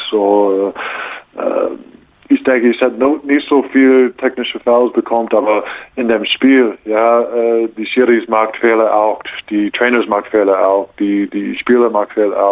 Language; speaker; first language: German; non-native, learner; English